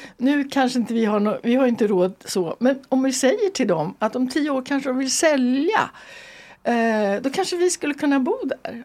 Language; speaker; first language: Swedish; native; Swedish